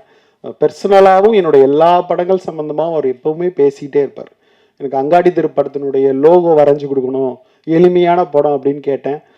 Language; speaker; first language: Tamil; native; Tamil